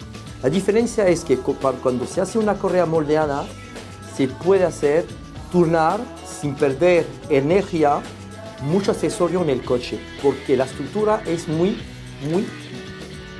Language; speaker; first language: Spanish; non-native, fluent; French